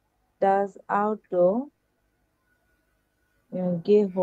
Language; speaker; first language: German; non-native, learner; Bangla